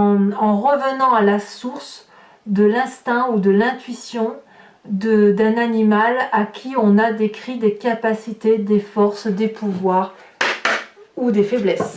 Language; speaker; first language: French; native; French